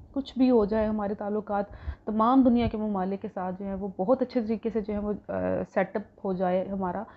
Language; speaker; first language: Urdu; non-native, local second language; Punjabi